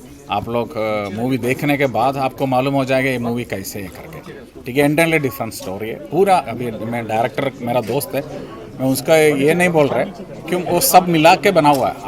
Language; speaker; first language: Hindi; non-native, local second language; Malayalam